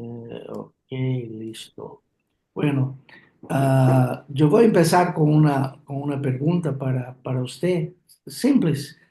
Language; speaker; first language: Spanish; non-native, fluent; Portuguese